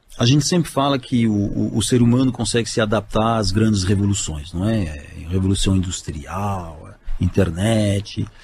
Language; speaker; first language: Portuguese; non-native, fluent; French